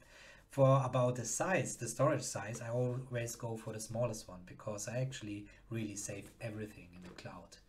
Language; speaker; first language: English; non-native, fluent; German